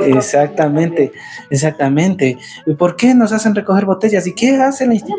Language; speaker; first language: Spanish; native; Spanish